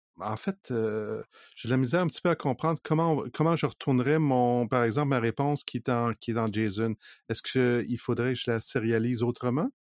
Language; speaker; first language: French; native; French